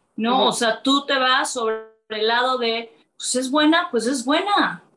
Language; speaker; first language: Spanish; native; Spanish